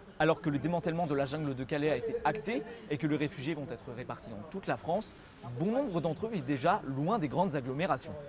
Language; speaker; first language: French; native; French